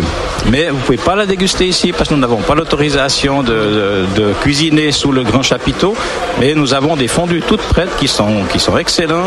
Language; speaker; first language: French; native; French